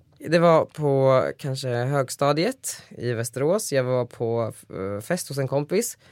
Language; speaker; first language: Swedish; native; Swedish